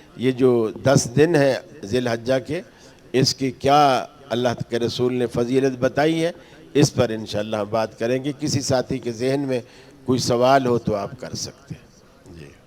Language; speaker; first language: Urdu; non-native, local second language; Punjabi